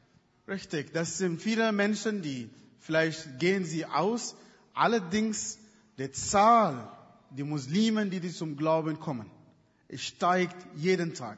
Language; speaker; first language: German; non-native, fluent; Arabic